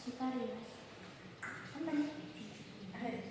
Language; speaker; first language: Japanese; non-native, learner; Indonesian